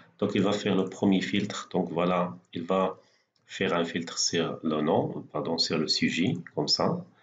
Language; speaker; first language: French; non-native, local second language; Arabic